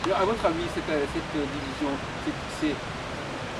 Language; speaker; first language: French; native; French